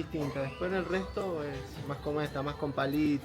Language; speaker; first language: Spanish; native; Spanish